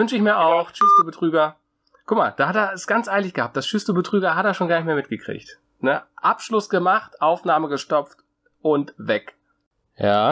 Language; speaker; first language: German; native; German